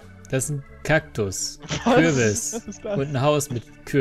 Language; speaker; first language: German; native; German